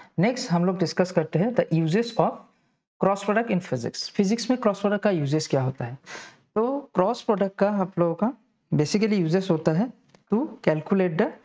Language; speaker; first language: Hindi; non-native, local second language; Assamese